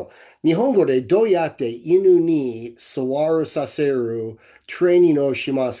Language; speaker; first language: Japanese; non-native, learner; English